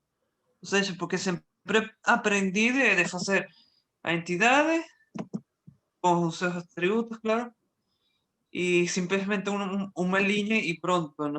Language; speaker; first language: Portuguese; non-native, fluent; Spanish